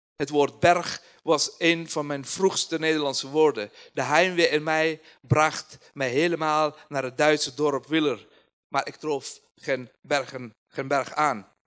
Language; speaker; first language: Dutch; non-native, fluent; Persian